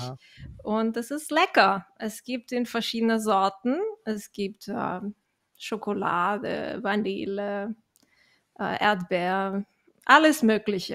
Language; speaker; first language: German; non-native, fluent; Catalan